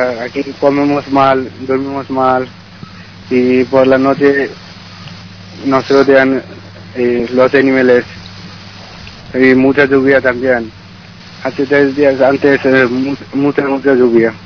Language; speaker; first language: Spanish; non-native, learner; Bangla